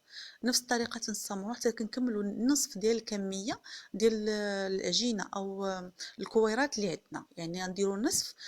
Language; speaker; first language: Arabic; native; Arabic